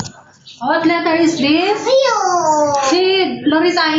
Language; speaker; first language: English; non-native, local second language; Filipino